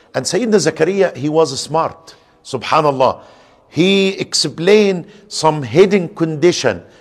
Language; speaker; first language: English; non-native, fluent; Arabic